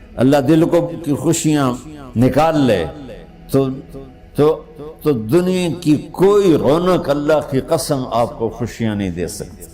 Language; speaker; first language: Urdu; non-native, local second language; Punjabi